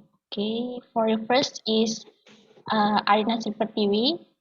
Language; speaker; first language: English; non-native, learner; Indonesian